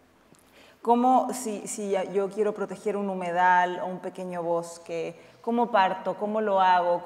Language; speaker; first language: Spanish; native; Spanish